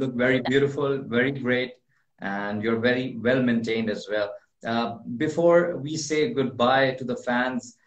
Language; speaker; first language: English; non-native, local second language; Urdu